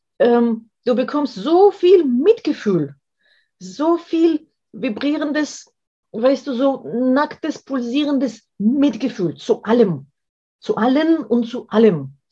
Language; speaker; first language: German; non-native, fluent; Russian